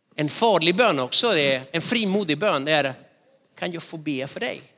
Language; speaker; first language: Swedish; non-native, fluent; Spanish